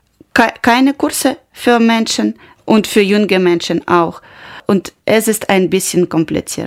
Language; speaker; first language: German; non-native, learner; Ukrainian